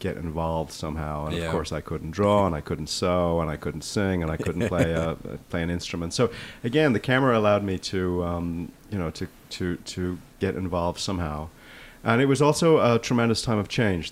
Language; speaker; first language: English; native; English